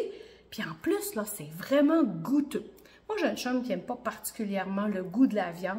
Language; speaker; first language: French; native; French